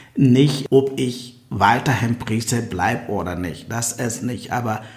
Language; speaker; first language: German; non-native, fluent; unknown